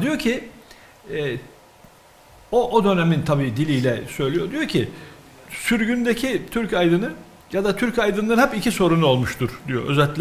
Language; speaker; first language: Turkish; native; Turkish